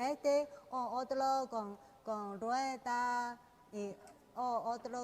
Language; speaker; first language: Spanish; non-native, learner; Chinese